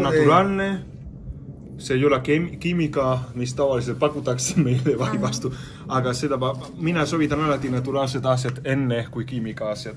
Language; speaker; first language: Estonian; non-native, learner; Spanish